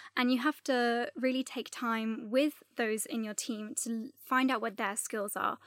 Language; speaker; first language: English; native; English